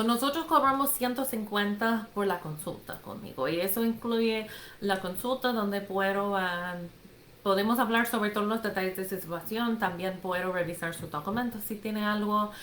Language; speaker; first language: Spanish; non-native, fluent; English